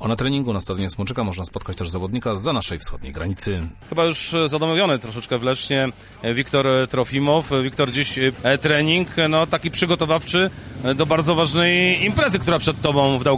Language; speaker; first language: Polish; native; Polish